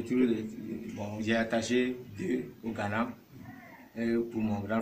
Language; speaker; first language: French; non-native, local second language; Ewe